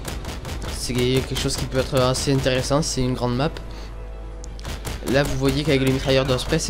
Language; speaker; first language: French; native; French